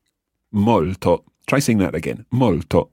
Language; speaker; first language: Italian; non-native, fluent; English